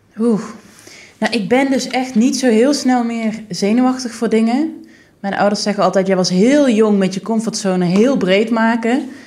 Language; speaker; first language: Dutch; non-native, local second language; Limburgish